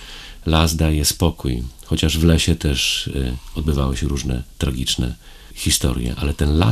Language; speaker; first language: Polish; native; Polish